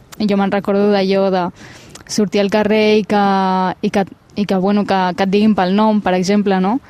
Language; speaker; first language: Catalan; early bilingual, other home language; Punjabi